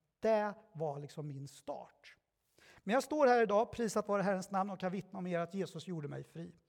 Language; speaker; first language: Swedish; early bilingual, other home language; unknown